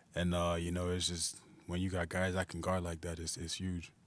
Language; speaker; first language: English; native; English